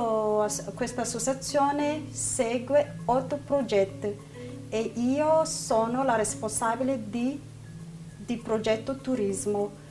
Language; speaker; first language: Italian; non-native, learner; Malagasy